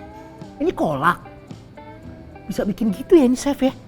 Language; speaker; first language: Indonesian; native; Indonesian